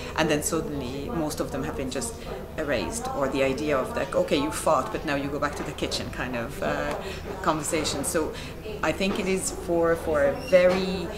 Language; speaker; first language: English; non-native, fluent; Arabic